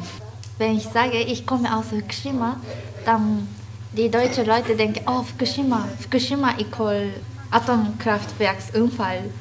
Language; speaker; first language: German; non-native, learner; Japanese